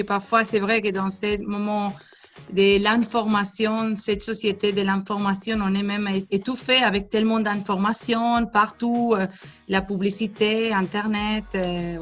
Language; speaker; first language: French; non-native, fluent; Spanish